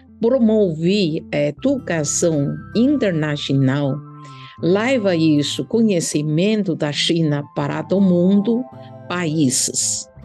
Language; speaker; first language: Portuguese; non-native, learner; Chinese